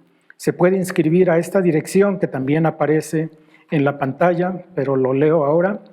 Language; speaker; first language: Spanish; native; Spanish